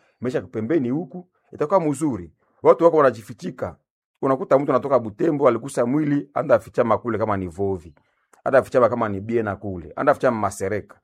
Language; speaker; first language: Swahili; non-native, local second language; Nande